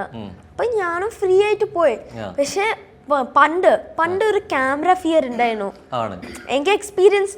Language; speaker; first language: Malayalam; early bilingual, heritage; Malayalam